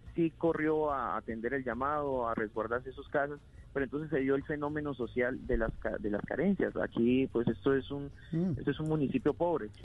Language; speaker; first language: Spanish; native; Spanish